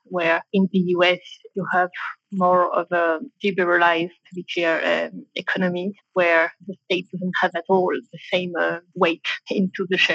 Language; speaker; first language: English; non-native, fluent; French